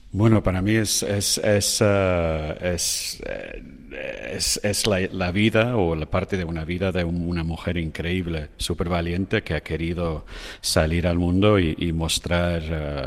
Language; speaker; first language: Spanish; non-native, fluent; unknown